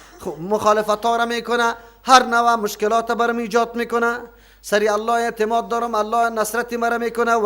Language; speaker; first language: Persian; native; Persian